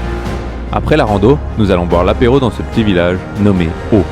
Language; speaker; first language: French; native; French